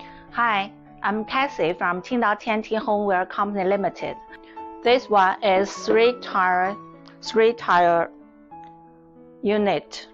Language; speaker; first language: English; non-native, learner; Chinese